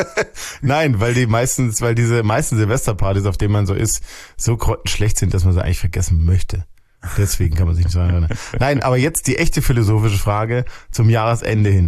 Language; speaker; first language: German; native; German